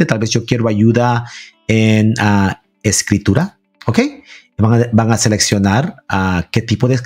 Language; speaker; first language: Spanish; early bilingual, heritage; Spanish